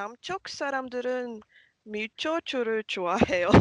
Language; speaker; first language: Korean; non-native, learner; Latvian